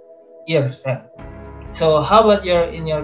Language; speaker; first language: English; non-native, learner; Indonesian